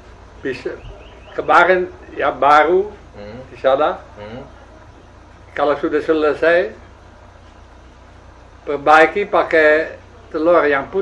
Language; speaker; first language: Indonesian; non-native, learner; Dutch